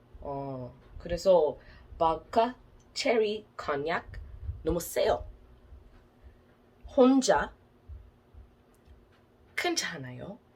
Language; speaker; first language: Korean; non-native, learner; English